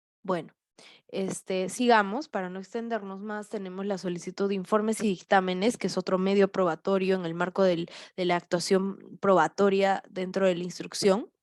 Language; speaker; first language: Spanish; native; Spanish